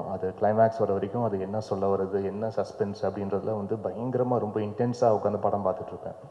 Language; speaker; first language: Tamil; native; Tamil